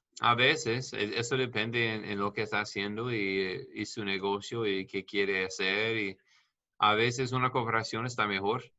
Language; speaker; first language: Spanish; non-native, learner; English